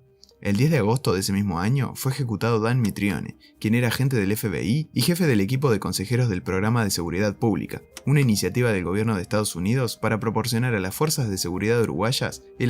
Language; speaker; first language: Spanish; native; Spanish